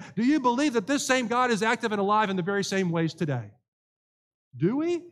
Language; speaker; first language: English; native; English